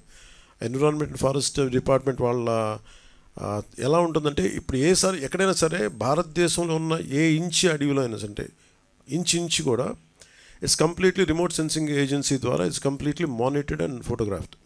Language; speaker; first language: Telugu; native; Telugu